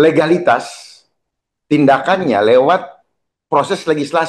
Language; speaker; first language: Indonesian; native; Indonesian